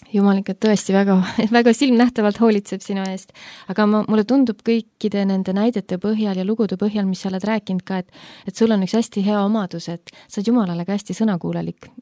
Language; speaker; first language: Estonian; native; Estonian